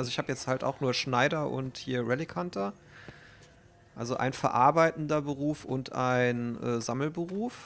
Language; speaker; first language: German; native; German